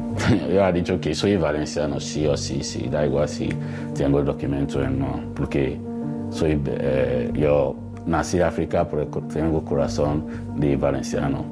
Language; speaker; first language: Spanish; non-native, learner; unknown